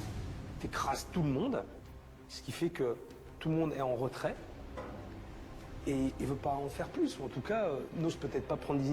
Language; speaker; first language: French; native; French